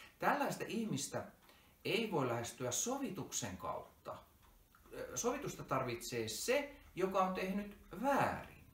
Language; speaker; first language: Finnish; native; Finnish